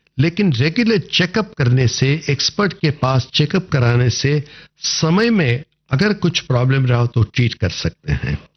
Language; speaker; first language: Hindi; non-native, local second language; Bangla